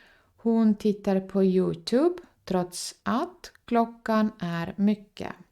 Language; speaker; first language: Swedish; non-native, fluent; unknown